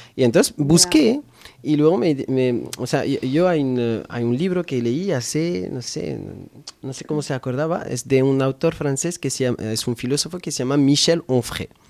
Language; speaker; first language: Spanish; non-native, fluent; French